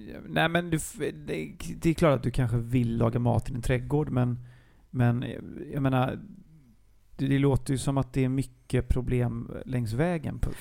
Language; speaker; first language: Swedish; native; Swedish